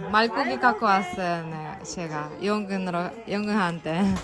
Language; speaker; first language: Korean; non-native, learner; Kazakh